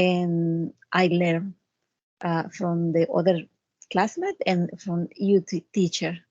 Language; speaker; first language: English; non-native, learner; Spanish